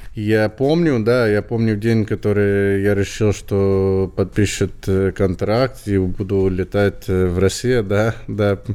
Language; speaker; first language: Russian; non-native, learner; English